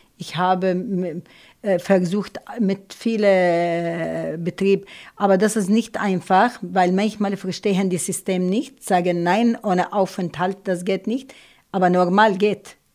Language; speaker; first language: German; non-native, learner; Arabic